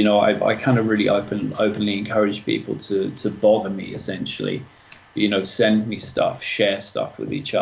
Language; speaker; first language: English; native; English